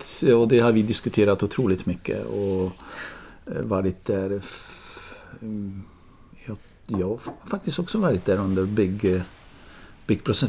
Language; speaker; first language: Swedish; non-native, fluent; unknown